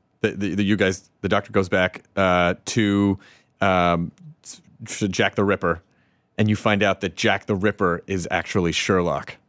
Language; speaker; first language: English; native; English